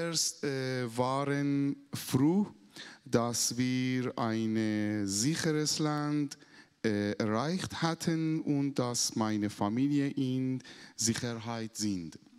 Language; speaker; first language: German; non-native, learner; Persian